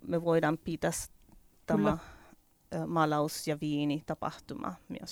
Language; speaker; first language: Finnish; non-native, learner; Spanish